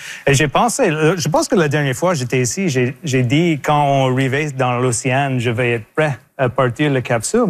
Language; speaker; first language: French; non-native, local second language; English